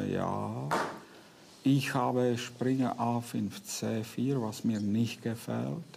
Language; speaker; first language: German; non-native, fluent; Czech